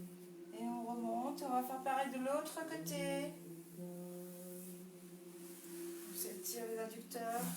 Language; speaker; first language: French; native; French